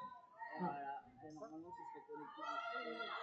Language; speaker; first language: French; native; French